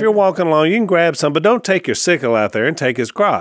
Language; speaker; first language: English; native; English